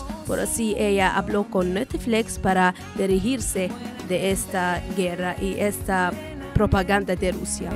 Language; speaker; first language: Spanish; non-native, fluent; Arabic